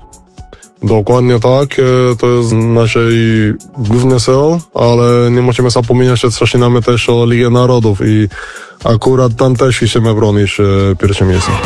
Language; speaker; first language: Polish; non-native, fluent; Spanish